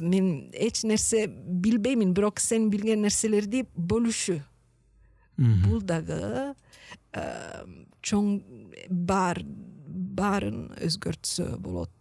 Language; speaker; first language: Kyrgyz; non-native, learner; Italian